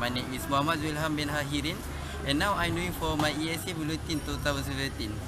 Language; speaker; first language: English; non-native, local second language; Malay